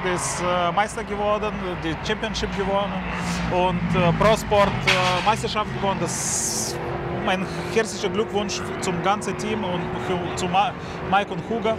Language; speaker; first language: German; non-native, learner; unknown